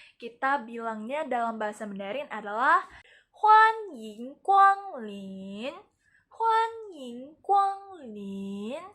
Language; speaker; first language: Indonesian; native; Indonesian